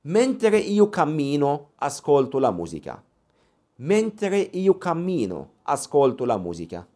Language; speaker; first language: Italian; non-native, fluent; Arabic